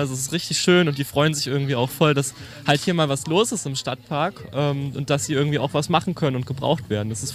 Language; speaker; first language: German; native; German